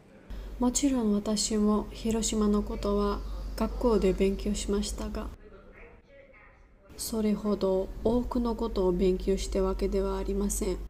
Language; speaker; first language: Japanese; non-native, learner; Georgian